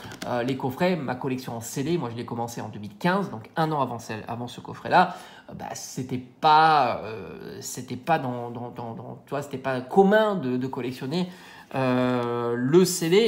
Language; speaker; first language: French; native; French